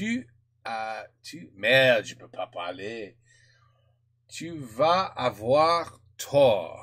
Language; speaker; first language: French; non-native, learner; English